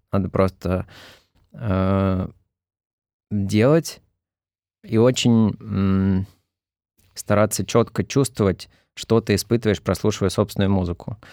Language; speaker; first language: Russian; native; Russian